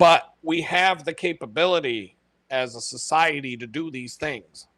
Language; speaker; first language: English; native; English